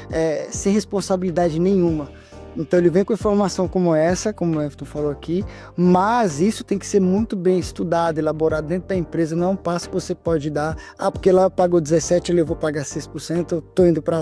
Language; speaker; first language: Portuguese; native; Portuguese